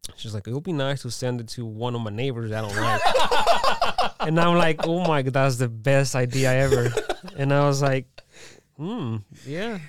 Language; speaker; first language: English; early bilingual, other home language; Spanish